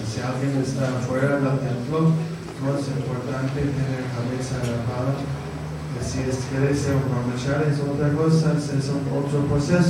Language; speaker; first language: Spanish; non-native, fluent; English